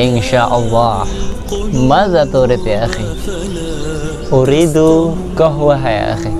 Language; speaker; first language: Arabic; non-native, learner; Indonesian